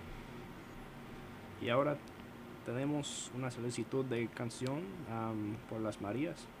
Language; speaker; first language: Spanish; non-native, learner; English